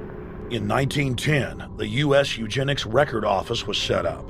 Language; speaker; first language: English; native; English